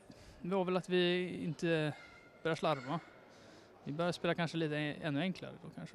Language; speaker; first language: Swedish; native; Swedish